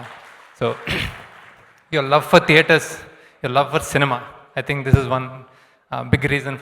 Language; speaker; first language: Telugu; native; Telugu